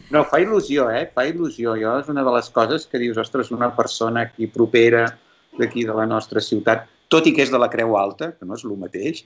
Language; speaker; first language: Catalan; native; Catalan